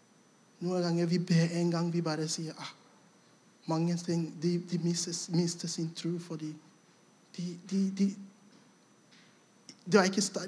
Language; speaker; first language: Norwegian; non-native, fluent; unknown